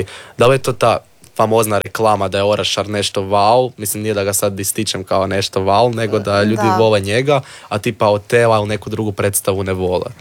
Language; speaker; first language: Serbian; native; Serbian